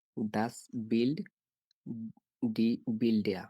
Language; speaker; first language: German; non-native, learner; Bangla